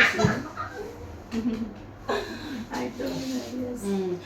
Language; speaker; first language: English; non-native, learner; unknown